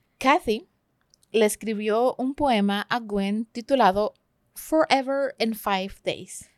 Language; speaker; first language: Spanish; early bilingual, heritage; Spanish